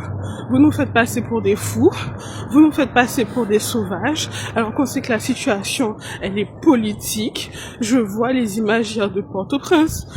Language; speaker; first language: French; non-native, local second language; Haitian Creole